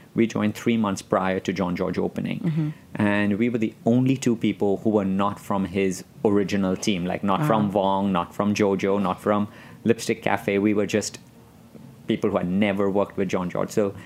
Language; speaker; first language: English; non-native, local second language; Gujarati